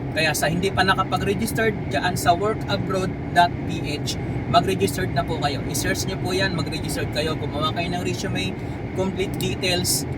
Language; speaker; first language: Filipino; non-native, local second language; Cebuano